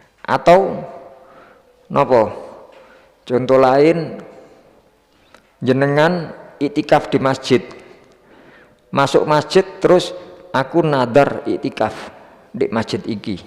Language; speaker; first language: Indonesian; non-native, local second language; Javanese